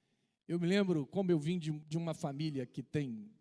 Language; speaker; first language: Portuguese; native; Portuguese